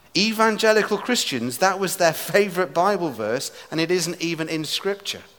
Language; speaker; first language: English; native; English